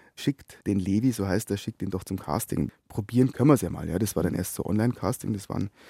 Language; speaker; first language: German; native; German